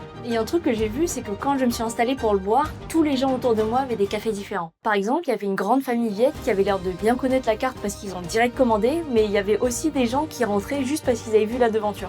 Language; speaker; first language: French; native; French